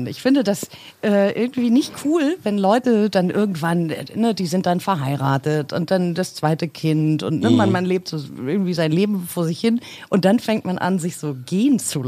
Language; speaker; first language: German; native; German